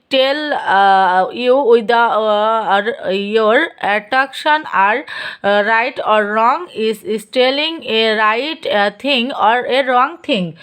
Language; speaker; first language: English; non-native, local second language; Bangla